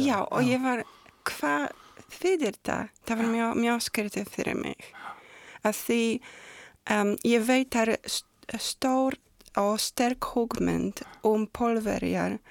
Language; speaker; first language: Icelandic; non-native, learner; Polish